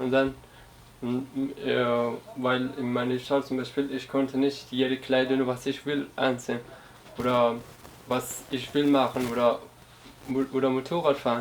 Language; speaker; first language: German; non-native, learner; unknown